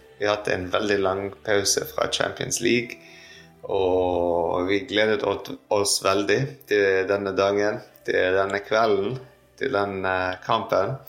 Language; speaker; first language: Norwegian; non-native, fluent; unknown